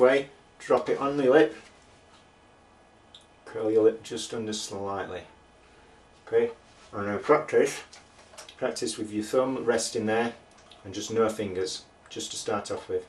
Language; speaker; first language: English; native; English